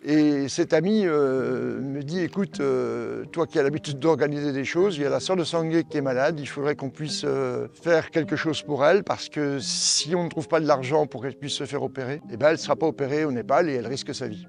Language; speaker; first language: French; native; French